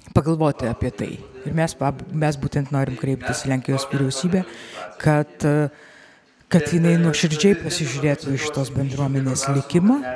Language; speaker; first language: Lithuanian; native; Lithuanian